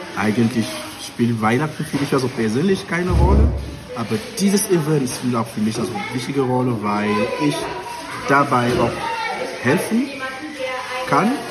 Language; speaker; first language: German; non-native, fluent; French